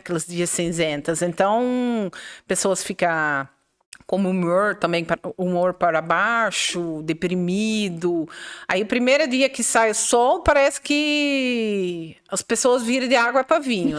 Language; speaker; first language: Portuguese; non-native, fluent; Dutch